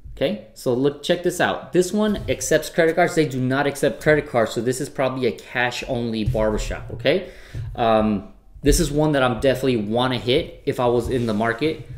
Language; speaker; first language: English; native; English